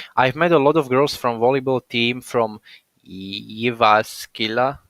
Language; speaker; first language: English; non-native, fluent; Slovak